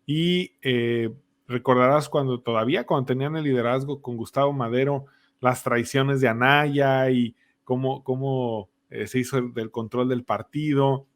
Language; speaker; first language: Spanish; native; Spanish